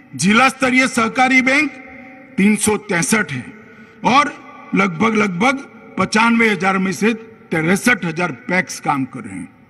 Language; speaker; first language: Hindi; non-native, local second language; Gujarati